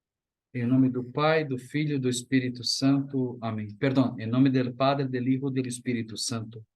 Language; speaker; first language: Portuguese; non-native, learner; Spanish